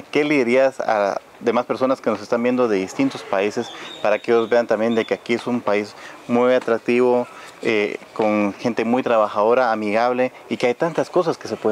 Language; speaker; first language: Spanish; native; Spanish